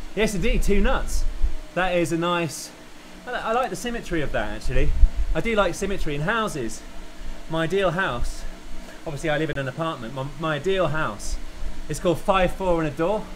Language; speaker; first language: English; native; English